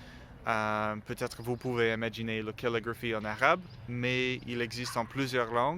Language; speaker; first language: French; non-native, learner; English